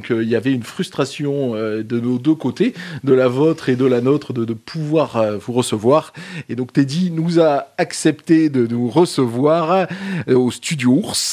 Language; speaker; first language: French; native; French